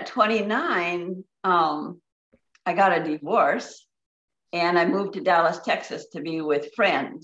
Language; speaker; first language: English; native; English